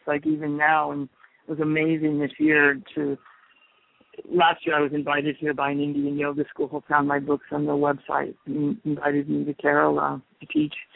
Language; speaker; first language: English; native; English